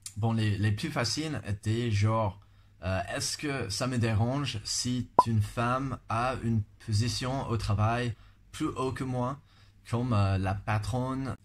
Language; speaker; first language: French; non-native, fluent; English